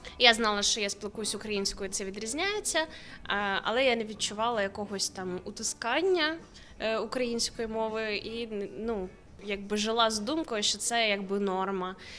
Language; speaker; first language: Ukrainian; native; Ukrainian